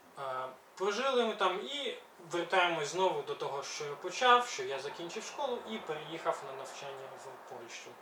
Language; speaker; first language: Ukrainian; early bilingual, other home language; Belarusian